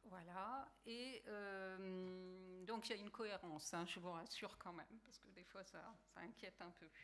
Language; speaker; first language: French; native; French